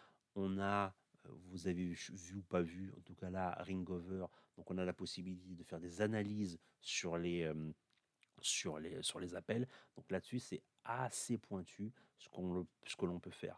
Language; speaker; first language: French; native; French